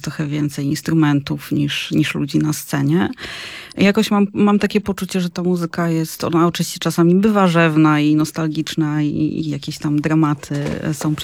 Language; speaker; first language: Polish; native; Polish